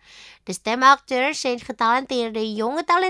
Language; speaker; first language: Dutch; non-native, fluent; Indonesian